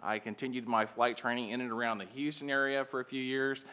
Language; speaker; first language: English; native; English